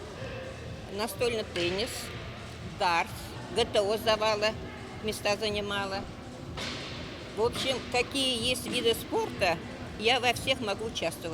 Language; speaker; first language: Russian; non-native, local second language; Tatar